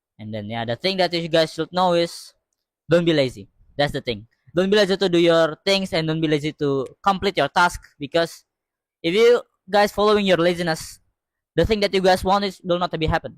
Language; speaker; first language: English; non-native, learner; Indonesian